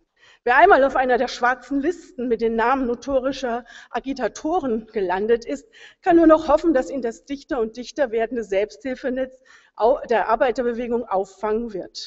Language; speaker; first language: German; native; German